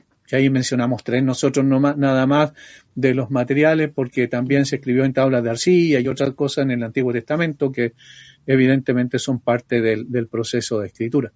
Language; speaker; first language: Spanish; native; Spanish